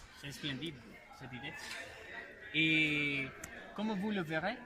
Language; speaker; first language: French; non-native, learner; Spanish